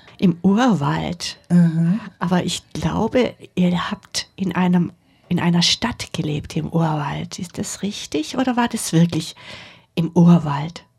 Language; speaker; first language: German; native; German